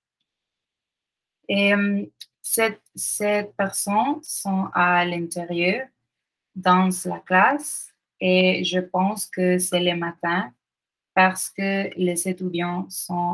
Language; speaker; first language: French; non-native, learner; Spanish